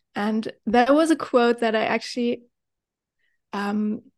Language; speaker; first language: English; non-native, fluent; German